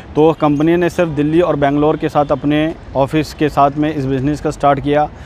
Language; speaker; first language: Hindi; native; Hindi